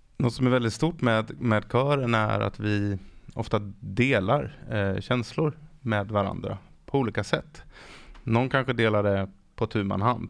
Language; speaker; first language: Swedish; native; Swedish